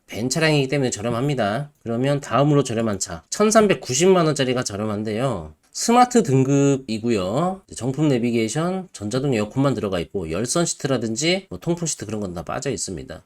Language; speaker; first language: Korean; native; Korean